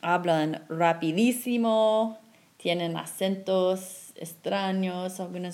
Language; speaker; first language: Spanish; non-native, fluent; English